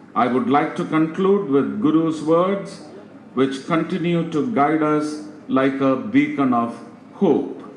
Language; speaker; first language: English; non-native, local second language; Malayalam